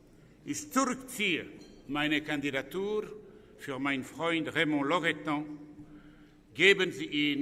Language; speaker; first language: German; non-native, local second language; French